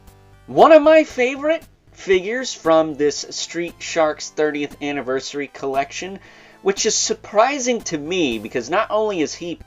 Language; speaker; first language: English; native; English